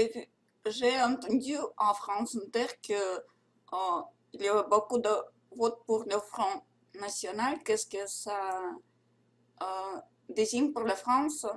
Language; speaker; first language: French; non-native, learner; Russian